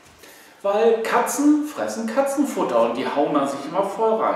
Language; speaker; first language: German; native; German